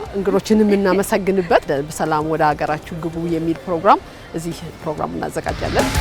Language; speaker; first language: Amharic; native; Amharic